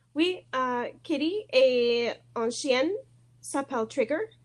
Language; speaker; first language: French; non-native, learner; English